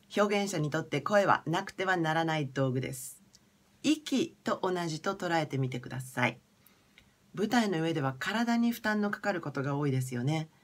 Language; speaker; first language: Japanese; native; Japanese